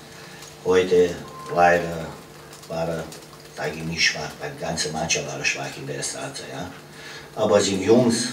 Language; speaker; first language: German; non-native, fluent; Romanian